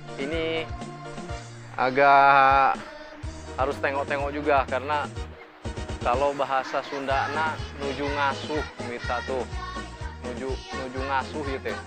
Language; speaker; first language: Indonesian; non-native, local second language; Sundanese